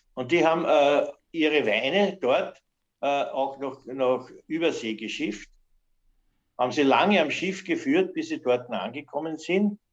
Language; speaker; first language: German; native; German